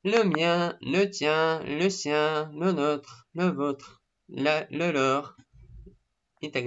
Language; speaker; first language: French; non-native, fluent; Russian